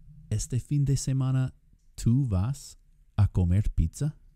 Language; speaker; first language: Spanish; non-native, fluent; English